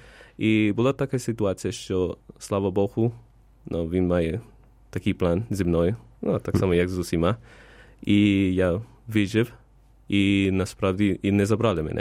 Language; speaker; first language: Ukrainian; non-native, fluent; Spanish